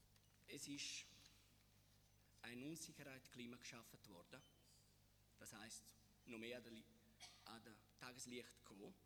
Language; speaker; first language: German; non-native, fluent; Italian